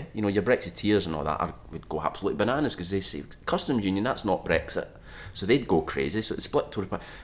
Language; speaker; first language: English; native; English